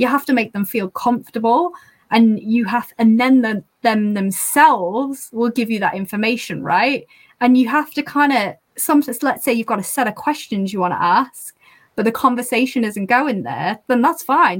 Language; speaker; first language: English; native; English